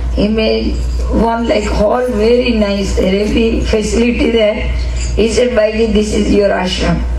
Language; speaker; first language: English; non-native, local second language; Gujarati